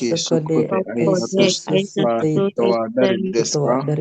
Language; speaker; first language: Japanese; non-native, learner; Indonesian